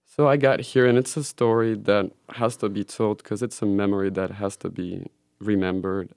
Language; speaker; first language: English; non-native, fluent; French